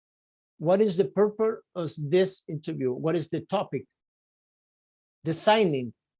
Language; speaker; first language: English; non-native, fluent; Spanish